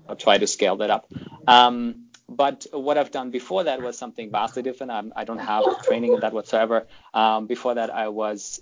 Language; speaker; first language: English; non-native, fluent; German